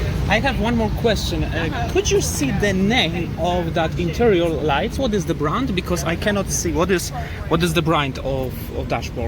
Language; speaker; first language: English; non-native, learner; Polish